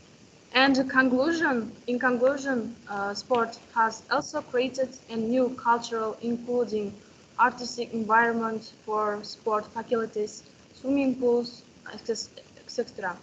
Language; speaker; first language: English; non-native, learner; Kazakh